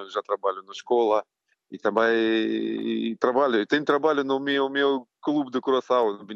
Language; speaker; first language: Portuguese; non-native, learner; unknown